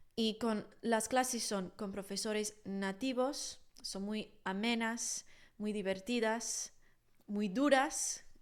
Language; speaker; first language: Spanish; non-native, fluent; English